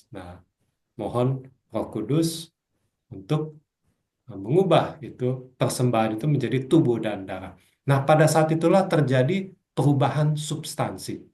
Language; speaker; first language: Indonesian; native; Indonesian